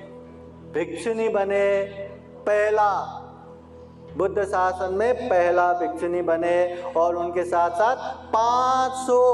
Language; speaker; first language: Hindi; non-native, local second language; Marathi